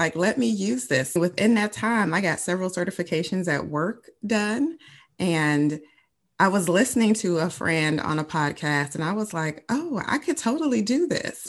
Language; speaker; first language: English; native; English